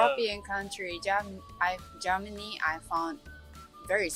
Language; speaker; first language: English; non-native, fluent; Japanese